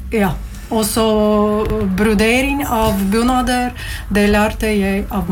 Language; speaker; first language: Norwegian; non-native, learner; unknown